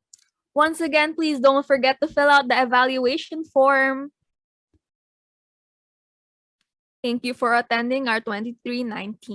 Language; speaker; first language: English; non-native, local second language; Filipino